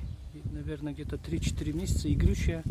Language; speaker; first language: Russian; non-native, local second language; Kyrgyz